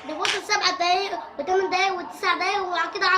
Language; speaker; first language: Arabic; native; Arabic